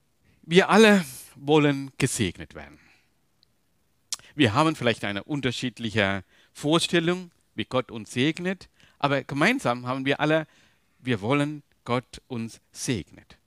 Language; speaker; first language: German; non-native, learner; Tamil